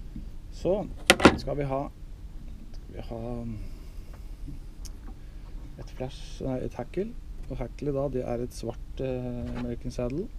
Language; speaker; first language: Norwegian; native; Norwegian